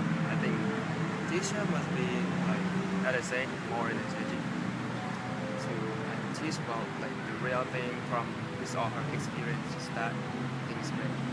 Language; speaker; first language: English; non-native, learner; Thai